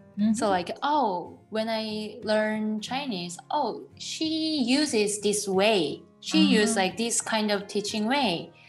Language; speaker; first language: English; non-native, fluent; Korean